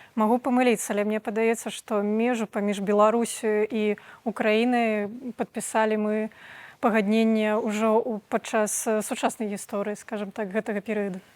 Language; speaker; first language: Belarusian; native; Belarusian